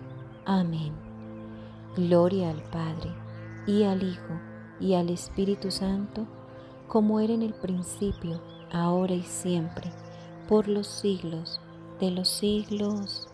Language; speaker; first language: Spanish; native; Spanish